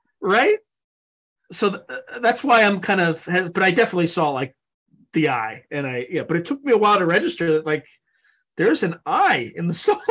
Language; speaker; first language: English; native; English